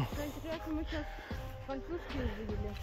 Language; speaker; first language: Russian; early bilingual, heritage; Russian